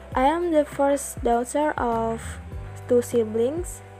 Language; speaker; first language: English; non-native, learner; Indonesian